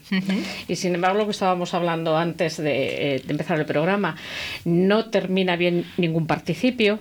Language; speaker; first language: Spanish; native; Spanish